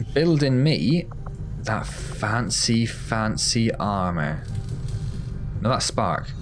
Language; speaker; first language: English; native; English